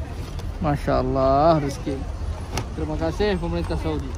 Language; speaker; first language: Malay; early bilingual, heritage; Malay